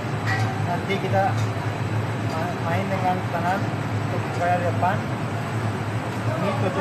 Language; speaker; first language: Indonesian; non-native, learner; Spanish